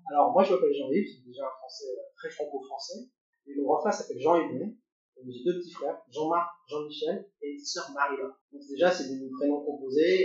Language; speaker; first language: French; early bilingual, other home language; Cantonese